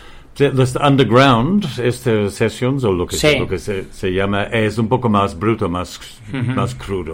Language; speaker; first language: Spanish; non-native, fluent; English